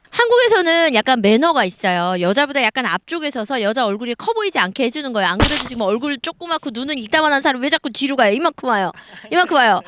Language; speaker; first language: Korean; native; Korean